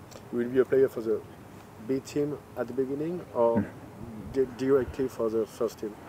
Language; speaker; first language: English; non-native, fluent; French